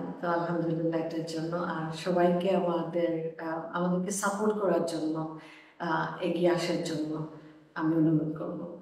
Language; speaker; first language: Bangla; early bilingual, heritage; Bangla